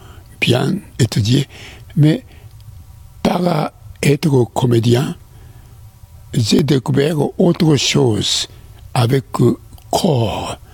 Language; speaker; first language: French; non-native, fluent; Japanese